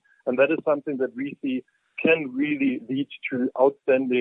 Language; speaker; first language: English; non-native, fluent; German